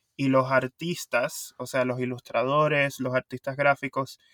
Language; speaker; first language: Spanish; native; Spanish